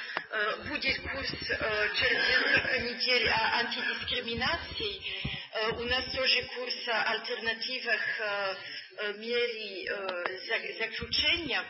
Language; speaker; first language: Russian; non-native, learner; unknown